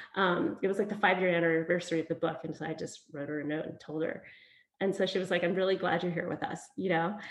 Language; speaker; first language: English; early bilingual, other home language; Vietnamese